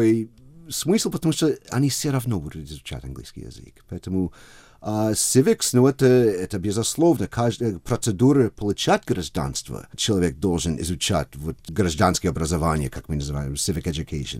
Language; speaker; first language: Russian; non-native, fluent; English